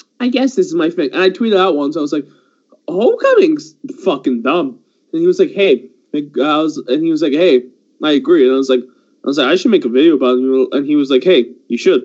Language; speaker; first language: English; early bilingual, other home language; Persian